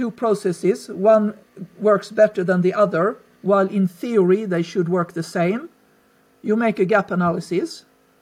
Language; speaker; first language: English; non-native, fluent; Swedish